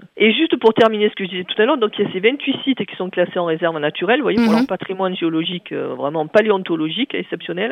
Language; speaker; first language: French; native; French